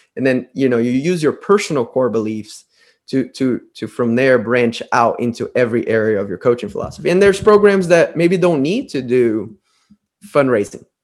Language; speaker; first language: English; non-native, fluent; Portuguese